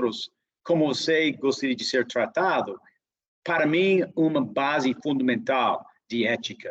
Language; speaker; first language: Portuguese; non-native, fluent; English